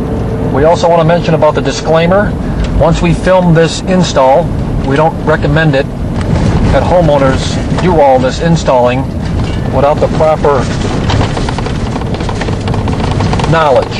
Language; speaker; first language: English; native; English